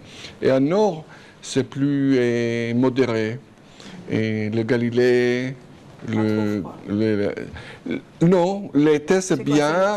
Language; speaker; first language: French; non-native, fluent; Hebrew